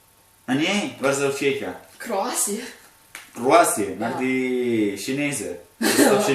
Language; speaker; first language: Dutch; early bilingual, other home language; Arabic